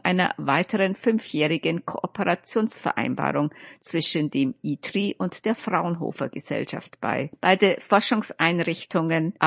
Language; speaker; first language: German; native; German